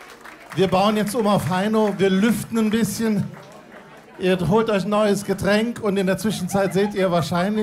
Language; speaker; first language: German; native; German